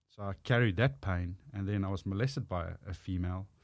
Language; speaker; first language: English; non-native, local second language; Afrikaans